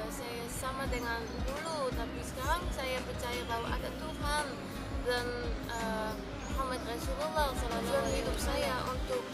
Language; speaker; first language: Indonesian; non-native, learner; Dutch